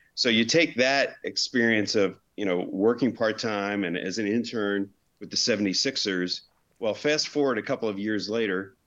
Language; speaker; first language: English; native; English